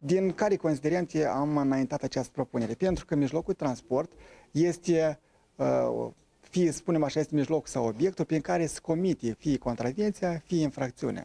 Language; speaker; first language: Romanian; native; Romanian